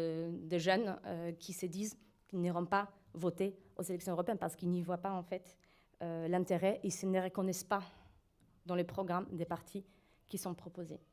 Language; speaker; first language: French; non-native, fluent; Polish